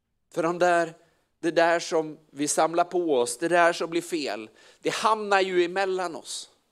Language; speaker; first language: Swedish; native; Swedish